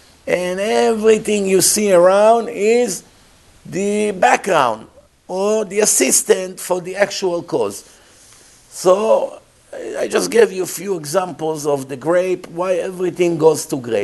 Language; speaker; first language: English; non-native, fluent; Hebrew